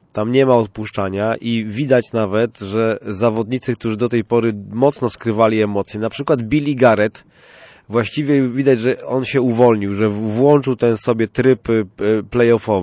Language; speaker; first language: Polish; native; Polish